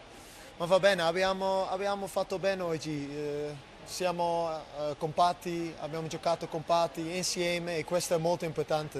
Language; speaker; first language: Italian; non-native, learner; Dutch